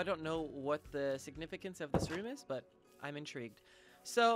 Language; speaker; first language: English; native; English